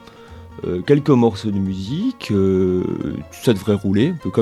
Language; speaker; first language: French; native; French